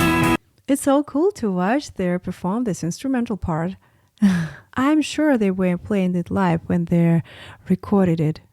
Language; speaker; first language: English; non-native, fluent; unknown